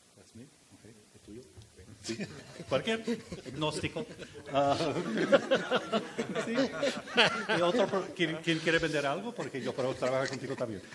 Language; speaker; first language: Spanish; non-native, learner; English